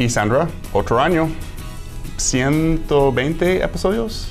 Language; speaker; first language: Spanish; non-native, fluent; English